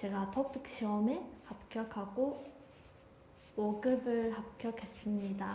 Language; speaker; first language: Korean; non-native, fluent; Mongolian